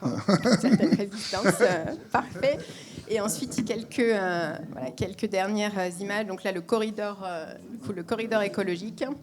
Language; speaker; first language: French; native; French